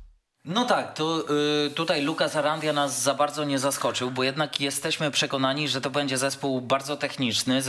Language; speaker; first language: Polish; native; Polish